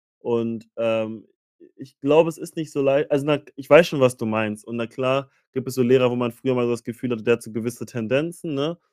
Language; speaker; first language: German; early bilingual, other home language; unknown